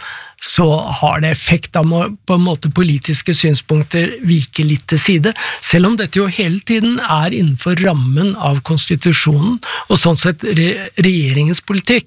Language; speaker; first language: Norwegian; native; Norwegian